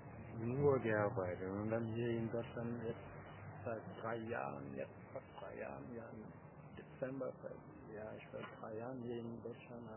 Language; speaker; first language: German; non-native, learner; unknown